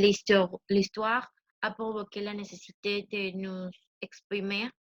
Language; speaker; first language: French; non-native, learner; Spanish